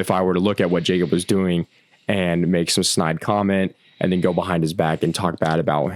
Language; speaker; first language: English; native; English